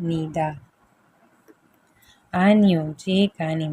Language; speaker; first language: Korean; non-native, fluent; Hindi